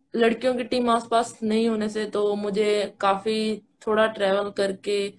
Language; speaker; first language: Hindi; native; Hindi